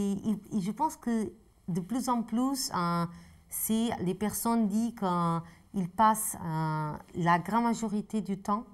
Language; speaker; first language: French; non-native, fluent; Portuguese